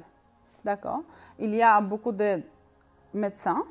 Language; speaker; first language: French; non-native, learner; Albanian